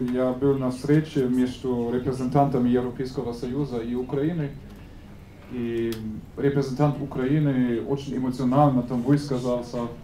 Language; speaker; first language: Russian; non-native, fluent; German